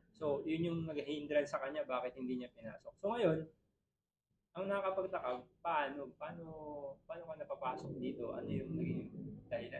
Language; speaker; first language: Filipino; native; Filipino